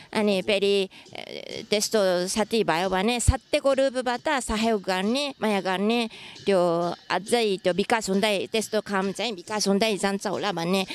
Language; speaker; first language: Nepali; non-native, fluent; Japanese